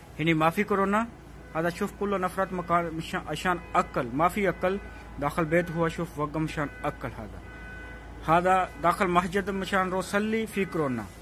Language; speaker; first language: Arabic; non-native, learner; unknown